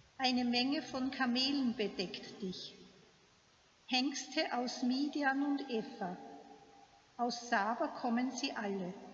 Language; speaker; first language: German; native; German